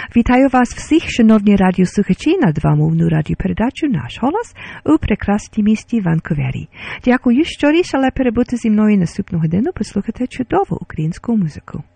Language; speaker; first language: Ukrainian; early bilingual, heritage; Ukrainian